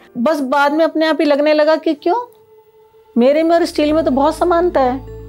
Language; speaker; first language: Hindi; native; Hindi